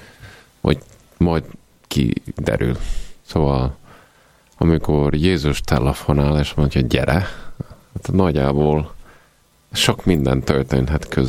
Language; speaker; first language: Hungarian; non-native, fluent; Italian